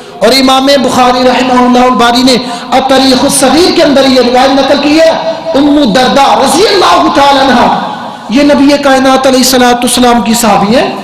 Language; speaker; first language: Urdu; non-native, local second language; Punjabi